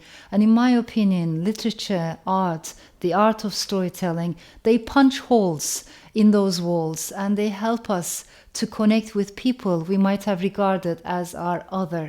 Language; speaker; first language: English; non-native, fluent; Turkish